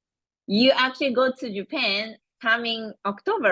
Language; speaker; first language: English; non-native, fluent; Japanese